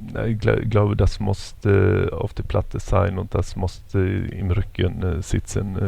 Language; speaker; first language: German; non-native, fluent; Swedish